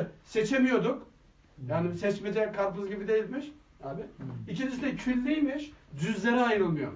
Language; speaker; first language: Turkish; native; Turkish